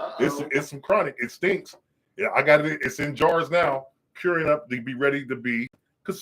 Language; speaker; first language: English; native; English